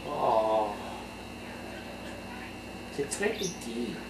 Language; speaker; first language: French; non-native, learner; English